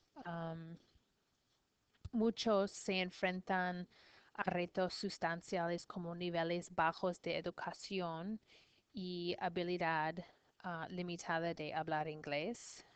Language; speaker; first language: Spanish; non-native, learner; English